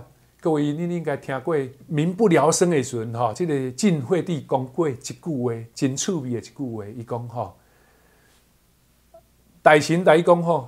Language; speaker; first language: Chinese; non-native, local second language; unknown